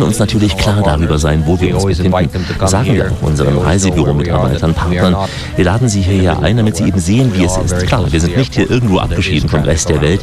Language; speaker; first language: German; native; German